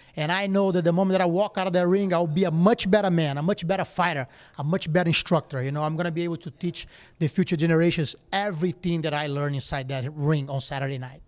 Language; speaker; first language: English; non-native, fluent; Portuguese